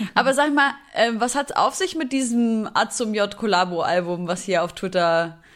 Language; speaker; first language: German; early bilingual, other home language; Arabic